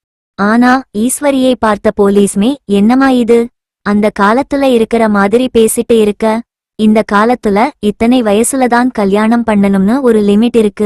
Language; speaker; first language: Tamil; native; Tamil